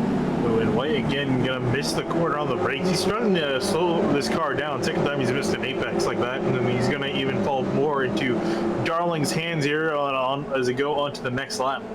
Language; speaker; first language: English; native; English